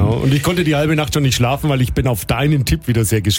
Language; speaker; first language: German; native; German